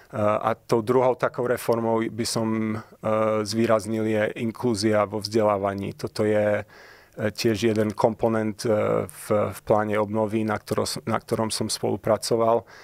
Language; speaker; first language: Slovak; early bilingual, heritage; Slovak